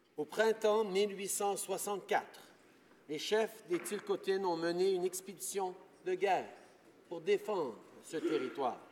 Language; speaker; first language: French; early bilingual, heritage; French